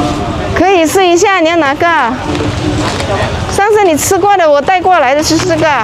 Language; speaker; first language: Chinese; non-native, fluent; Indonesian